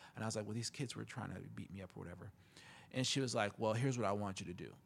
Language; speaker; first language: English; native; English